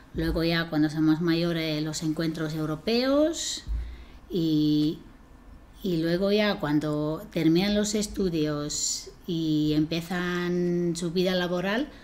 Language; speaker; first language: Spanish; non-native, fluent; Estonian